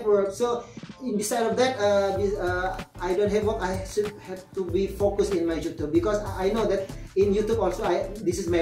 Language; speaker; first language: English; non-native, learner; Indonesian